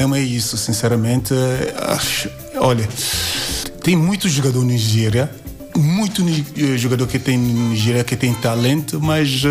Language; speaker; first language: Portuguese; non-native, learner; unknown